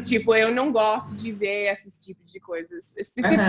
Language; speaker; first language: Portuguese; non-native, fluent; English